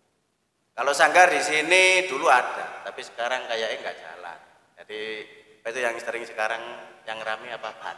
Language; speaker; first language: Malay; non-native, local second language; Javanese